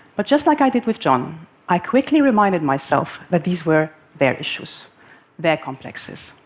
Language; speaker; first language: English; non-native, fluent; Arabic